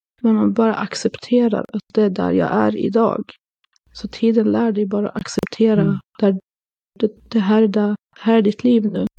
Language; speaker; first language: Swedish; early bilingual, other home language; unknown